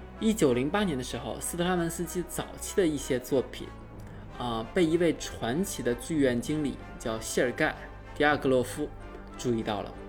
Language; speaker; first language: Chinese; native; Chinese